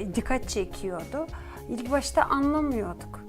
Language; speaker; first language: Turkish; non-native, fluent; Gagauz